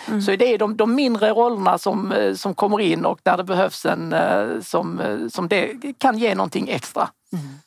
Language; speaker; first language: Swedish; native; Swedish